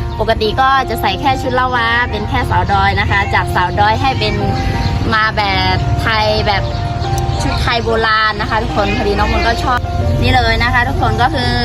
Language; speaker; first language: Thai; non-native, local second language; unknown